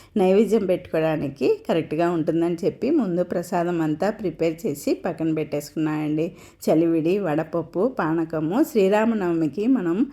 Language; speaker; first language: Telugu; non-native, local second language; Tamil